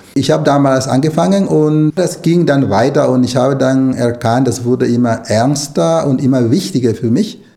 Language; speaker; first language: German; non-native, fluent; Spanish